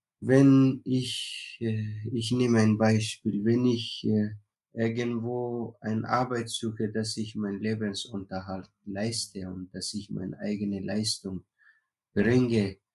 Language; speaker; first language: German; non-native, learner; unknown